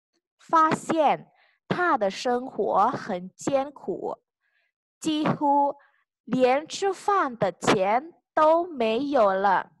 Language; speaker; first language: Chinese; non-native, fluent; Indonesian